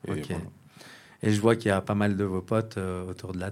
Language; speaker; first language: French; native; French